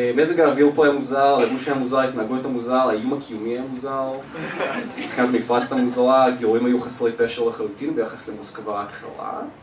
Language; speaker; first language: Hebrew; early bilingual, other home language; Russian